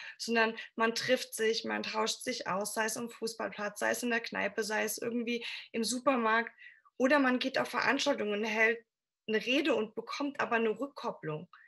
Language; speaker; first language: German; native; German